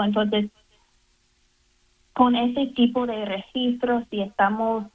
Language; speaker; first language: Spanish; non-native, fluent; English